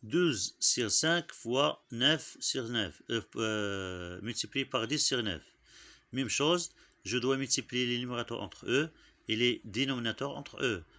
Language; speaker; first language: French; non-native, local second language; Arabic